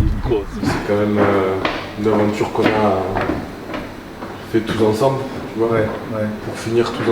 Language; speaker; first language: French; native; French